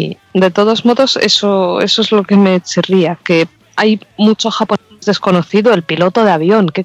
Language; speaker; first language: Spanish; native; Spanish